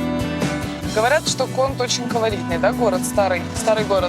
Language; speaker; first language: Russian; native; Russian